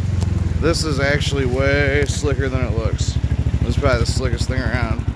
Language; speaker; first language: English; native; English